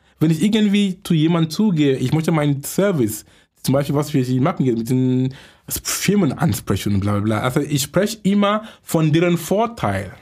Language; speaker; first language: German; non-native, fluent; English